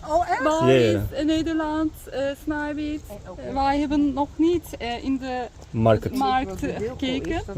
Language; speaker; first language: Dutch; non-native, learner; Turkish